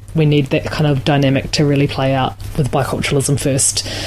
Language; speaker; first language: English; native; English